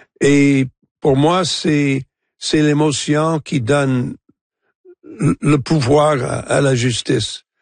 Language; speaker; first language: French; non-native, local second language; English